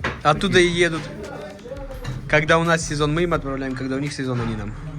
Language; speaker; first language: Russian; non-native, fluent; Persian